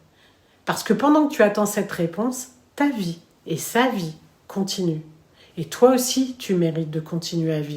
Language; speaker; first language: French; native; French